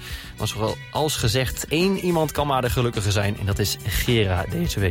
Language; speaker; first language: Dutch; native; Dutch